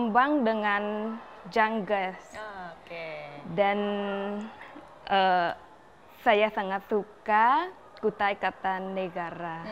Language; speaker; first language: Indonesian; non-native, learner; Khmer